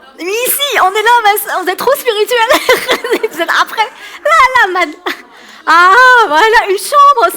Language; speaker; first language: French; early bilingual, other home language; Persian